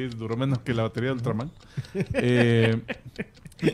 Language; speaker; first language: Spanish; native; Spanish